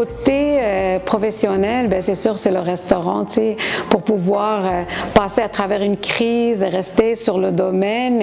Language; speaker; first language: French; non-native, local second language; Arabic